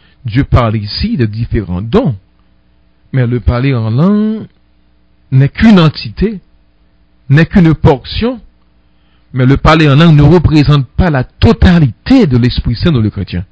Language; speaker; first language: French; non-native, local second language; Haitian Creole